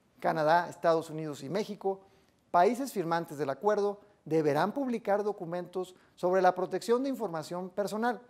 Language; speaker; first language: Spanish; native; Spanish